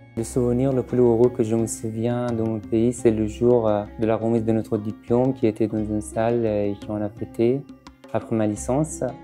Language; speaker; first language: French; non-native, fluent; Persian